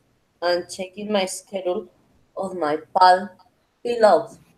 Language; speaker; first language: English; non-native, learner; Spanish